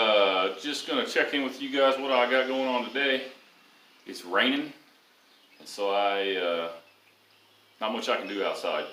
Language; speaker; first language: English; native; English